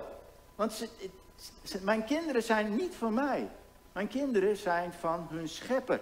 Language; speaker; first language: Dutch; native; Dutch